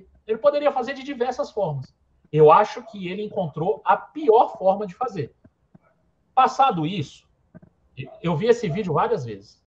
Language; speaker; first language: Portuguese; native; Portuguese